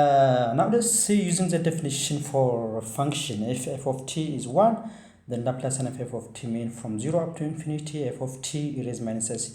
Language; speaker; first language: English; non-native, fluent; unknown